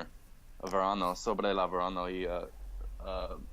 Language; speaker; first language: Spanish; non-native, learner; English